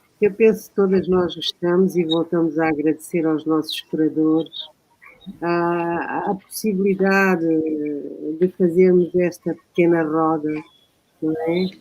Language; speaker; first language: Portuguese; native; Portuguese